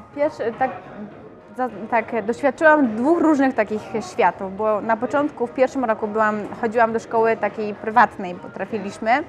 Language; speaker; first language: Polish; early bilingual, other home language; Mongolian